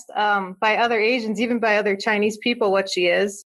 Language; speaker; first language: English; native; English